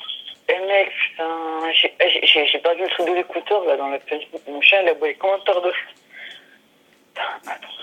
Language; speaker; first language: French; native; French